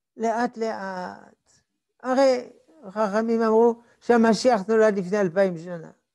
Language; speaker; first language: Hebrew; non-native, fluent; French